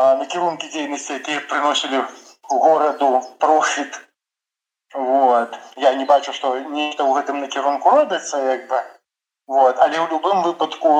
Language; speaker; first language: Belarusian; non-native, local second language; Russian